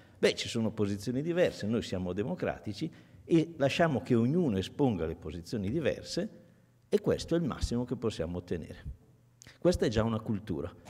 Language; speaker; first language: Italian; native; Italian